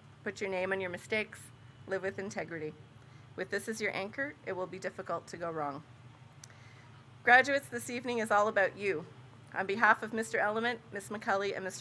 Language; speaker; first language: English; native; English